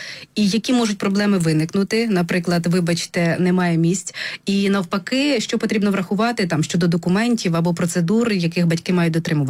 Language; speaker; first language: Ukrainian; native; Ukrainian